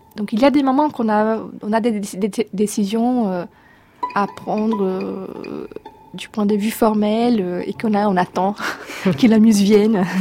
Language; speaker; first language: French; non-native, fluent; Portuguese